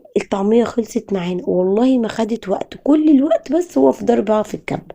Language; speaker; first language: Arabic; native; Arabic